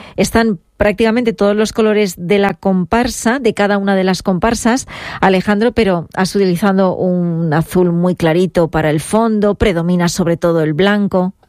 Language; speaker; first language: Spanish; native; Spanish